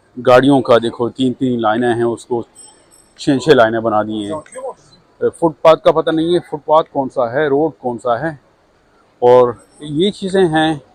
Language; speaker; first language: Hindi; non-native, fluent; Punjabi